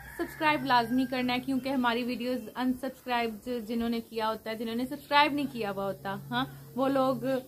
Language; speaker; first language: Urdu; non-native, local second language; Punjabi